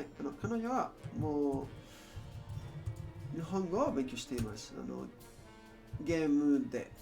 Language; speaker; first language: Japanese; non-native, learner; English